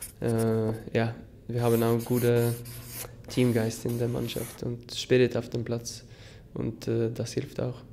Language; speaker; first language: German; non-native, fluent; Norwegian